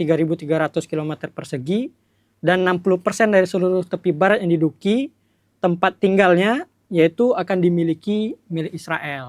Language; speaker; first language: Indonesian; native; Indonesian